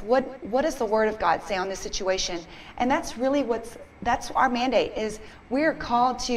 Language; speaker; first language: English; native; English